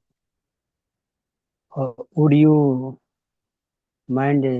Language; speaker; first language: English; non-native, learner; Bangla